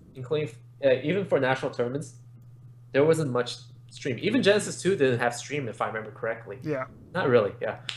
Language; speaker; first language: English; native; English